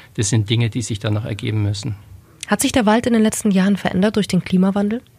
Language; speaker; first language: German; native; German